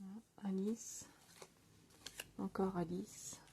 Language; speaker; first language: French; native; French